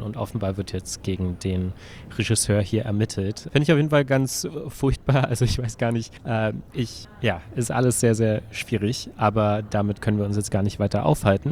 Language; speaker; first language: German; native; German